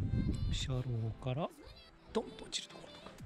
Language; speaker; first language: Japanese; native; Japanese